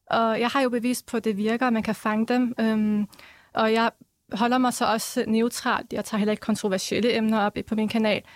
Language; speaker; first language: Danish; early bilingual, other home language; Arabic